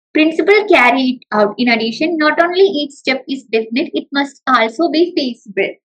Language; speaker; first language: English; non-native, local second language; Malayalam